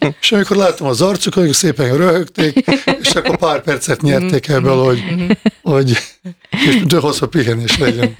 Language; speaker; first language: Hungarian; non-native, fluent; Bosnian